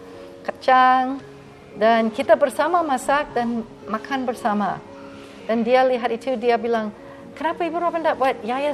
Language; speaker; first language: Indonesian; non-native, fluent; English